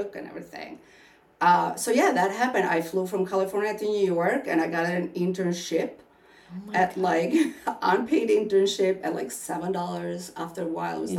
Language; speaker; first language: English; non-native, fluent; Albanian